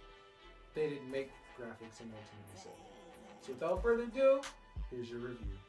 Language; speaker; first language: English; native; English